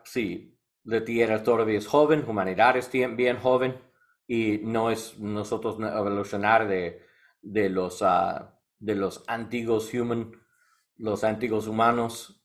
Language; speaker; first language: Spanish; non-native, learner; English